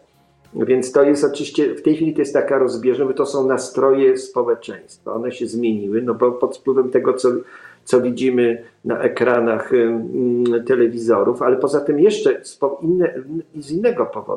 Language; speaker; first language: Polish; native; Polish